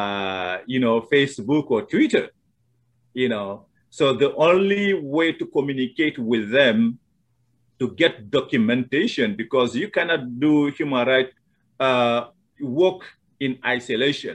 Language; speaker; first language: English; non-native, fluent; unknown